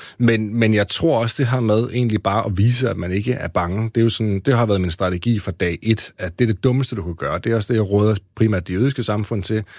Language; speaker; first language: Danish; early bilingual, other home language; Hebrew